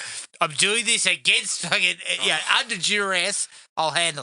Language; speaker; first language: English; native; English